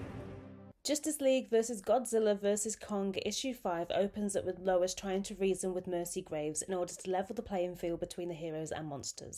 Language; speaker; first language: English; native; English